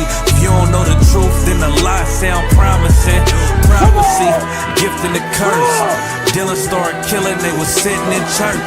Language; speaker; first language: English; native; English